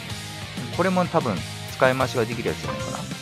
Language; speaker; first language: Japanese; native; Japanese